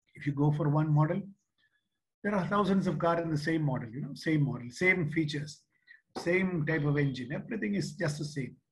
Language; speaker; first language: English; non-native, local second language; Malayalam